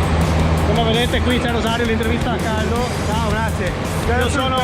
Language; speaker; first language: Italian; native; Italian